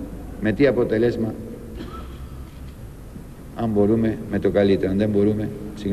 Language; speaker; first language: Greek; non-native, learner; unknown